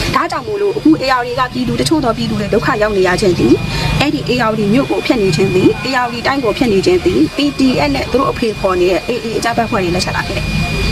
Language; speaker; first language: Burmese; native; Burmese